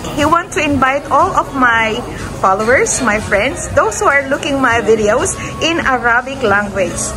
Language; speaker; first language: English; non-native, local second language; Filipino